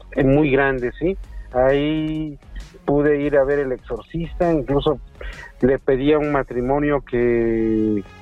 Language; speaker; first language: Spanish; native; Spanish